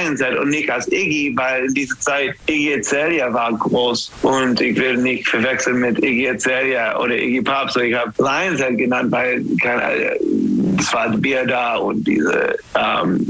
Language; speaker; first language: German; non-native, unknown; English